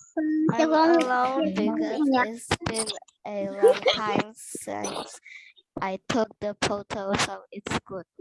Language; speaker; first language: English; non-native, learner; Indonesian